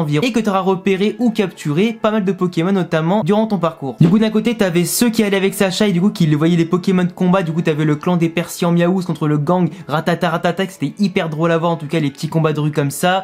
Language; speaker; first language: French; native; French